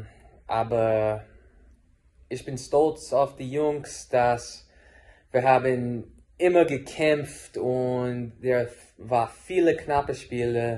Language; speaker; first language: German; non-native, learner; English